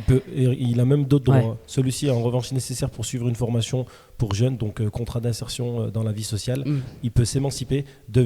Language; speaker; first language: French; native; French